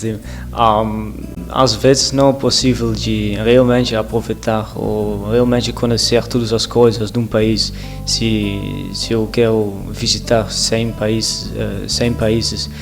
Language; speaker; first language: Portuguese; non-native, learner; Dutch